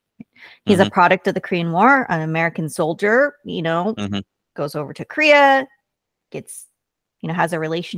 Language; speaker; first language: English; early bilingual, other home language; Korean